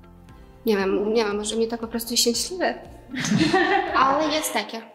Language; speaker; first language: Polish; non-native, learner; Ukrainian